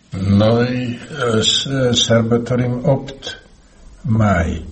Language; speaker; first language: Romanian; non-native, learner; Slovak